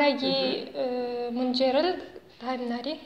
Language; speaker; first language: Korean; non-native, learner; Uzbek